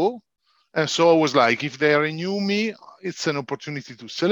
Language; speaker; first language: English; non-native, fluent; Italian